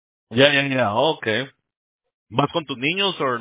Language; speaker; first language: Spanish; early bilingual, heritage; Spanish